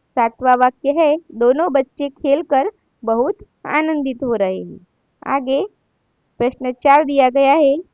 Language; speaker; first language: Hindi; non-native, local second language; Gujarati